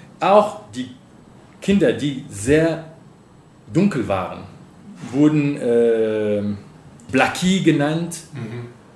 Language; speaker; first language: German; non-native, fluent; French